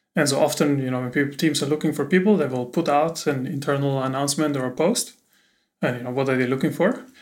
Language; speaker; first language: English; non-native, fluent; German